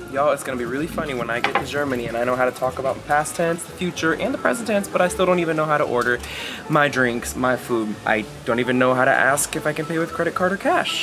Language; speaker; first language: English; native; English